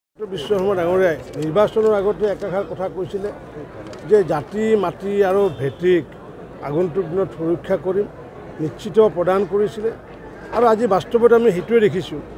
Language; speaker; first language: Assamese; native; Assamese